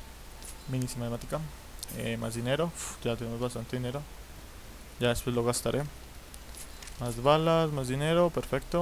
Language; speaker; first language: Spanish; native; Spanish